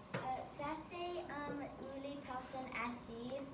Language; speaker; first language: French; non-native, learner; English